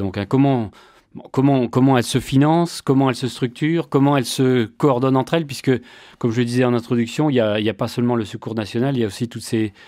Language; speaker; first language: French; native; French